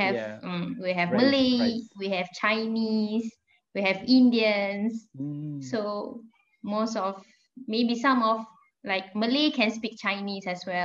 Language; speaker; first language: English; non-native, fluent; Malay